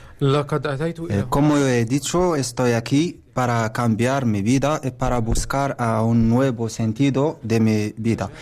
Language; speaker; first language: Spanish; non-native, learner; Arabic